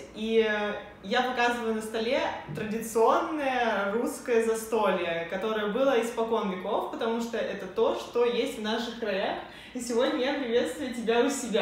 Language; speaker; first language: Russian; native; Russian